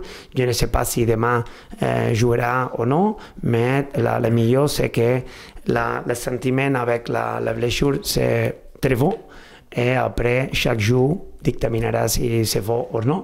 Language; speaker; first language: French; non-native, fluent; Spanish